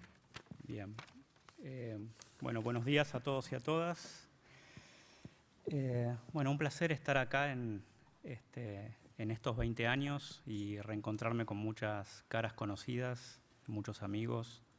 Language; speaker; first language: Spanish; native; Spanish